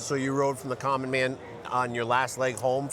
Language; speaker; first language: English; native; English